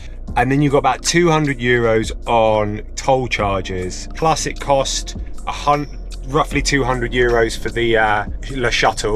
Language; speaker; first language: English; native; English